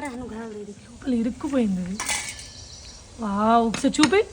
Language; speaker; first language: Telugu; native; Telugu